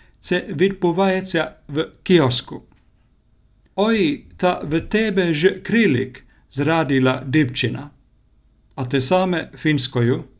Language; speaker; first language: Ukrainian; non-native, learner; Finnish